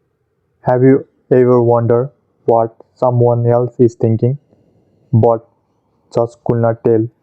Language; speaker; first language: English; non-native, fluent; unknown